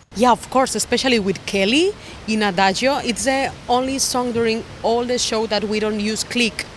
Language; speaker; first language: English; non-native, fluent; Spanish